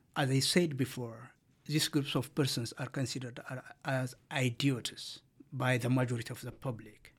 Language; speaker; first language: English; non-native, fluent; Amharic